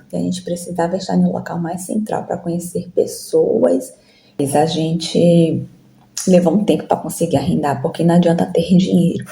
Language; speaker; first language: Portuguese; native; Portuguese